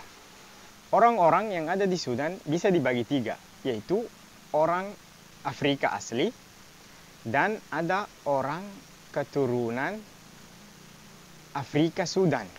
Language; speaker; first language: Indonesian; non-native, fluent; Arabic